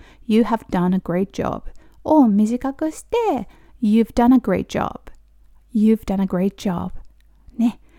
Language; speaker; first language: English; non-native, fluent; Japanese